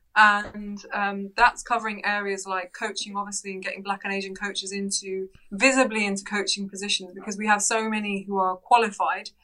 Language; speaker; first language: English; native; English